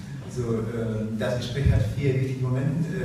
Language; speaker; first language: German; non-native, learner; Russian